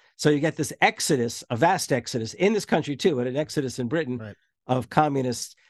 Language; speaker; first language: English; native; English